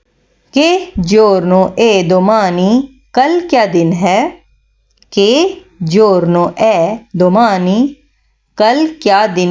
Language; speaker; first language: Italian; non-native, fluent; Urdu